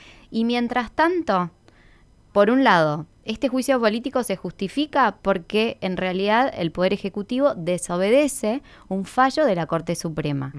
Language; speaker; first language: Spanish; native; Spanish